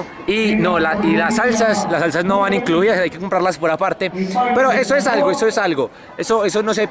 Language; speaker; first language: Spanish; native; Spanish